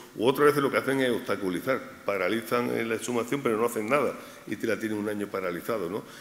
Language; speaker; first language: Spanish; native; Spanish